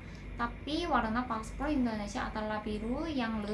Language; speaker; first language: Indonesian; non-native, learner; Korean